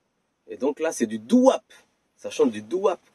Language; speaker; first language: French; native; French